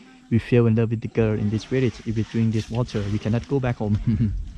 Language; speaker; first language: English; non-native, learner; Khün